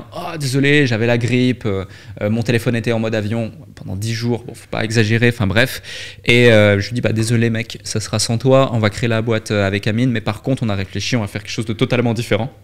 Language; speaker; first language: French; native; French